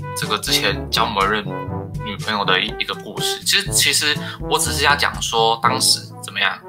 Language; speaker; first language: Chinese; native; Chinese